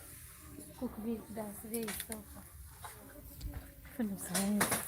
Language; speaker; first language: German; non-native, learner; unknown